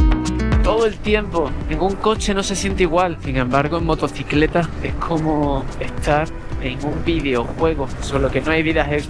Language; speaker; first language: Spanish; native; Spanish